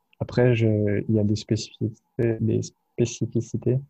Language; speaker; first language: French; native; French